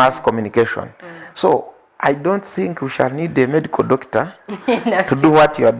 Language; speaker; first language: English; non-native, local second language; Nyankole